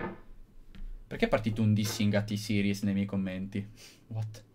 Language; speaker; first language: Italian; native; Italian